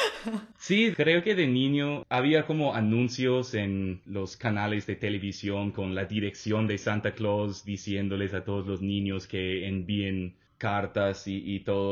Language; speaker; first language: Spanish; non-native, fluent; English